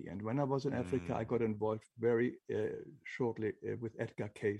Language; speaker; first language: English; non-native, fluent; German